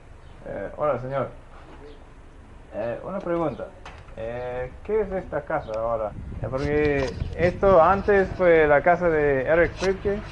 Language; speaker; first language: Spanish; non-native, fluent; English